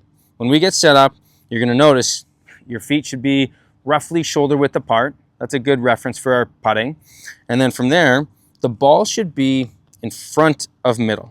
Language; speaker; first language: English; native; English